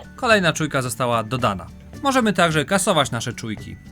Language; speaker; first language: Polish; native; Polish